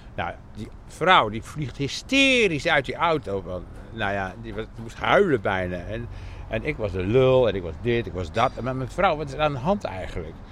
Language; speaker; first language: Dutch; native; Dutch